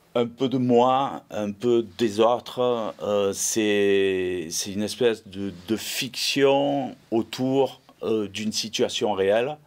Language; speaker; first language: French; native; French